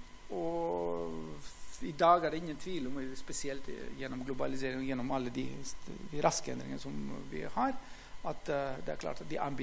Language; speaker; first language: Norwegian; non-native, fluent; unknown